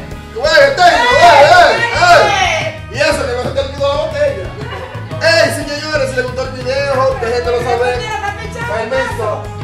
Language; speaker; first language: Spanish; native; Spanish